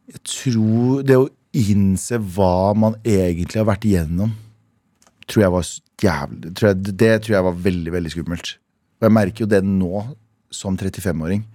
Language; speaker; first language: Norwegian; early bilingual, other home language; Kurdish